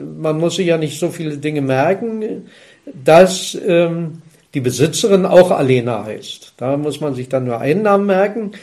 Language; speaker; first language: German; native; German